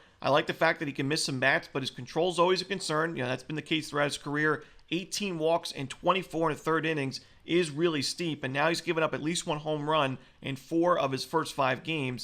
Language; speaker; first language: English; native; English